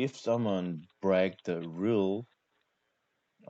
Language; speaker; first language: English; non-native, learner; Korean